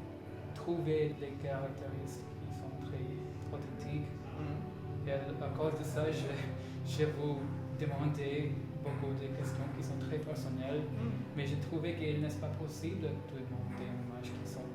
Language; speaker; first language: French; non-native, learner; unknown